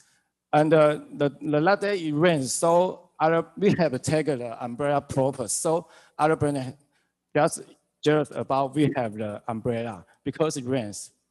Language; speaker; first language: English; non-native, learner; Chinese